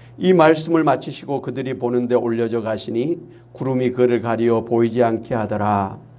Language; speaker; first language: Korean; native; Korean